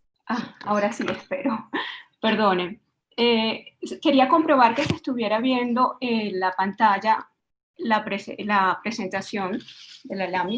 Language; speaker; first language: Spanish; native; Spanish